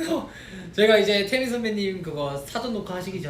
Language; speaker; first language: Korean; native; Korean